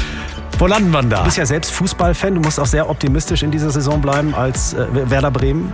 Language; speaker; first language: German; native; German